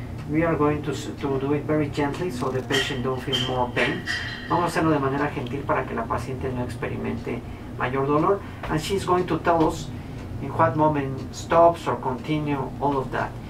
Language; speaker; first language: English; non-native, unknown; Spanish